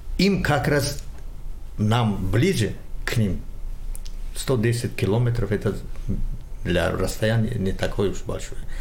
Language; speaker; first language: Russian; non-native, local second language; Tajik